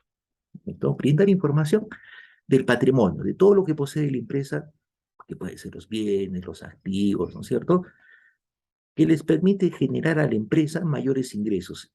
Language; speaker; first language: Spanish; native; Spanish